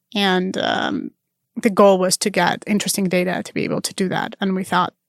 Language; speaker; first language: English; non-native, fluent; Armenian